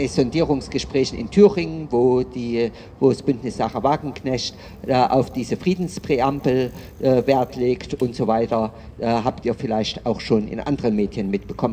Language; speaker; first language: German; native; German